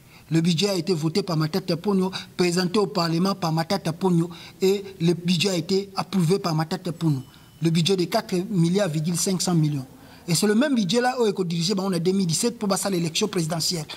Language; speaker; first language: French; non-native, local second language; Lingala